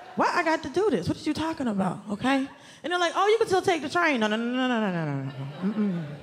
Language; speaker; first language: English; native; English